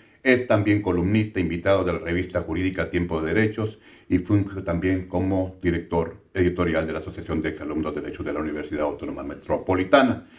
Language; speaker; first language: Spanish; native; Spanish